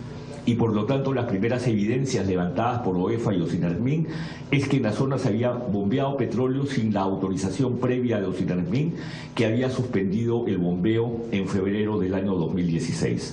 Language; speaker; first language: Spanish; native; Spanish